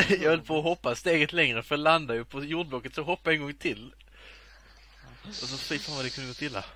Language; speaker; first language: Swedish; native; Swedish